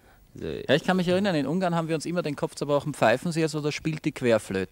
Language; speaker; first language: German; native; German